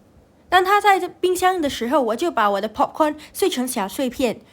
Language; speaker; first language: Chinese; non-native, learner; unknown